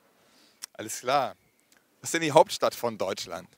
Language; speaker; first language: German; native; German